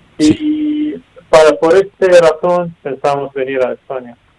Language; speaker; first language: Spanish; non-native, learner; Arabic